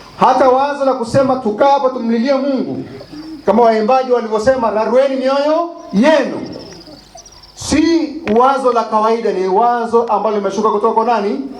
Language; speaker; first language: Swahili; non-native, local second language; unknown